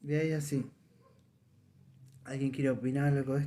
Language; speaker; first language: Spanish; native; Spanish